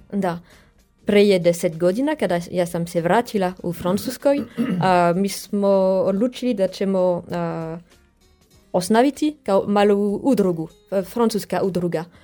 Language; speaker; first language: Croatian; non-native, learner; French